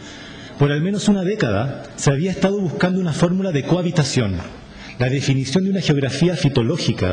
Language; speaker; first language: Spanish; native; Spanish